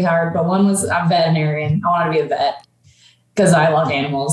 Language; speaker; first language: English; native; English